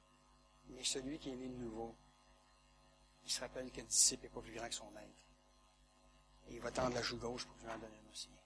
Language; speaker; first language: French; native; French